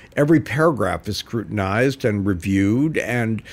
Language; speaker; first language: English; native; English